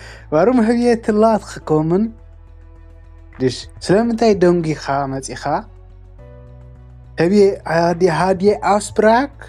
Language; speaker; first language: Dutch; non-native, learner; Tigrinya